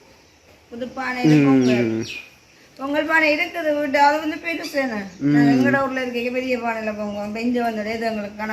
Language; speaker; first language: Tamil; native; Tamil